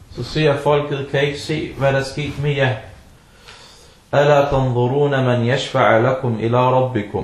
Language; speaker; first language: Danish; early bilingual, other home language; Arabic